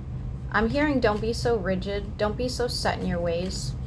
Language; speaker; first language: English; native; English